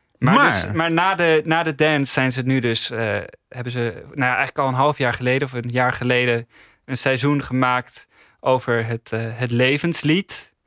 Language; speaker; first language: Dutch; native; Dutch